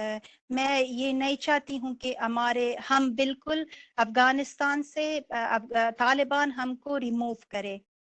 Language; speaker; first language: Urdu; non-native, fluent; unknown